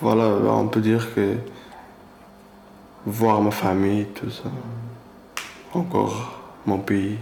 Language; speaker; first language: French; non-native, learner; Persian